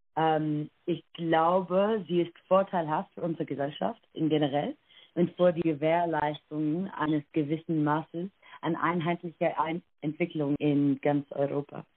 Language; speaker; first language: German; early bilingual, heritage; English